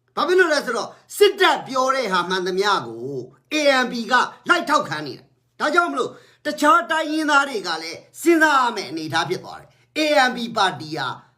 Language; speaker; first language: Burmese; native; Burmese